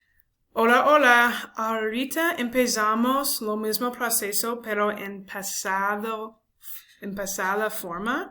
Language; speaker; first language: Spanish; non-native, learner; English